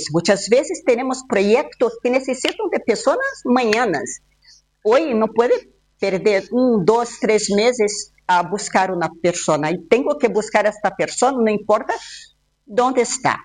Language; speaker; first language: Spanish; non-native, fluent; Portuguese